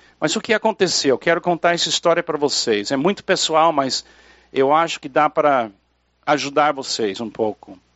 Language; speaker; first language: Portuguese; non-native, fluent; English